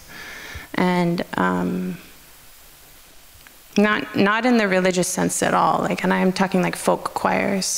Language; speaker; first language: English; native; English